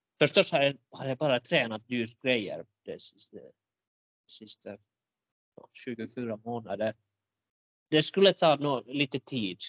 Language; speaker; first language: Swedish; non-native, local second language; Finnish